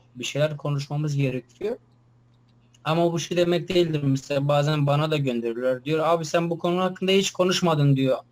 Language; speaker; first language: Turkish; non-native, local second language; Kurdish